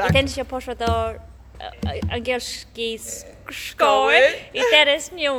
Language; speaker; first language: Polish; early bilingual, heritage; English